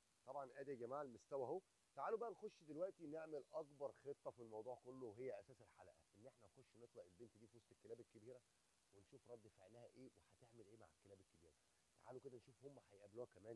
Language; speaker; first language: Arabic; native; Arabic